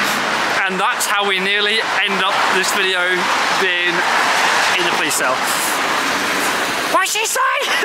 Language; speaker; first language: English; native; English